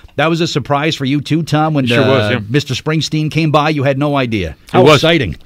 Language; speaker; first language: English; native; English